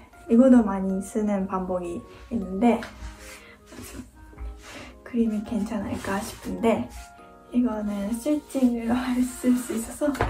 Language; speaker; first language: Korean; non-native, fluent; Japanese